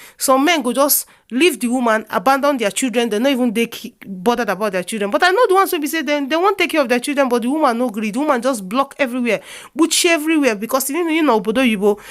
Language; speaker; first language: Nigerian Pidgin; non-native, local second language; Igbo